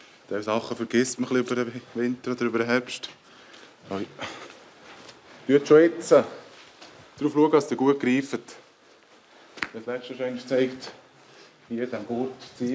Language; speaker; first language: German; native; German